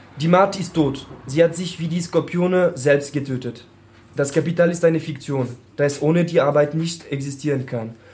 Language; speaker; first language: German; non-native, fluent; French